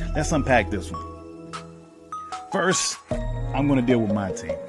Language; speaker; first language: English; native; English